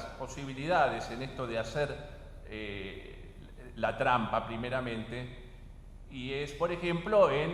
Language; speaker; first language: Spanish; native; Spanish